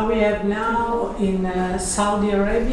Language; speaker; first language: English; non-native, learner; Italian